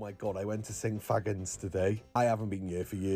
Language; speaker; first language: English; native; English